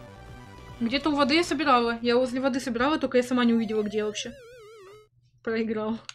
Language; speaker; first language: Russian; native; Russian